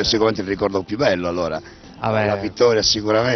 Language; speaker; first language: Italian; native; Italian